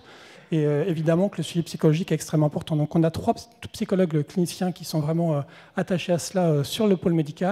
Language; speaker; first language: French; native; French